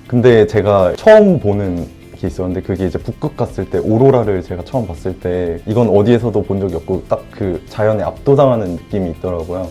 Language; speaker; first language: Korean; native; Korean